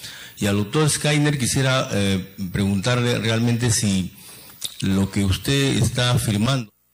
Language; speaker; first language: Spanish; native; Spanish